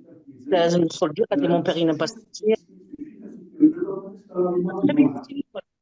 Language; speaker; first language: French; non-native, local second language; Arabic